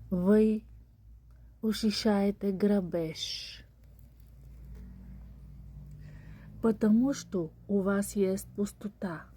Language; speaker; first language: Russian; non-native, learner; Bulgarian